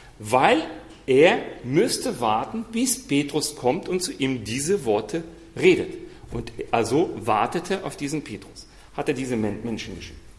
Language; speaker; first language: German; non-native, fluent; Russian